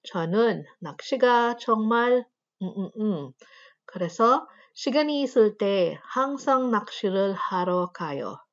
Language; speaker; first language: Korean; non-native, fluent; Filipino